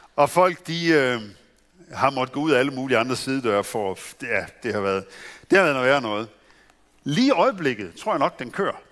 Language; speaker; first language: Danish; native; Danish